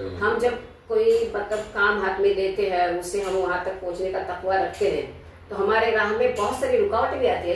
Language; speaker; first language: Hindi; non-native, local second language; Konkani